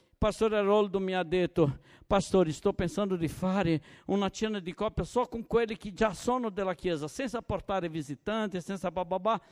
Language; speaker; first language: Italian; non-native, fluent; Portuguese